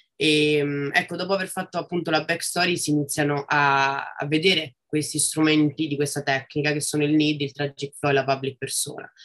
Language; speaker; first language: Italian; native; Italian